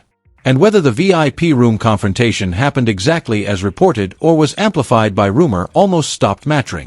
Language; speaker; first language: English; native; English